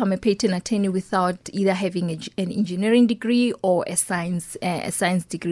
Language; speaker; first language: English; non-native, local second language; Northern Sotho